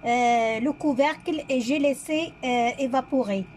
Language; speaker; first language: French; non-native, local second language; Arabic